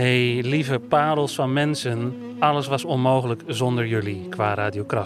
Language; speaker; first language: Dutch; native; Dutch